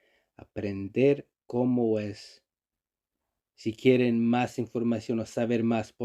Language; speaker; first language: Spanish; non-native, learner; Icelandic